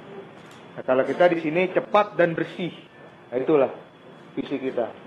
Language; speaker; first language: Indonesian; native; Indonesian